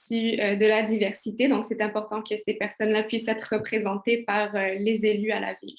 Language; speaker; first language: French; early bilingual, other home language; Kabyle